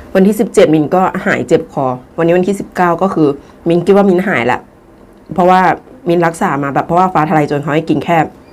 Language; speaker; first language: Thai; native; Thai